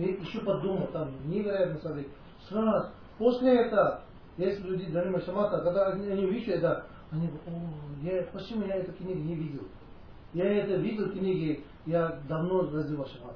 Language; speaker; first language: Russian; non-native, learner; Tibetan